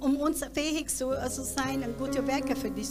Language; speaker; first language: German; non-native, learner; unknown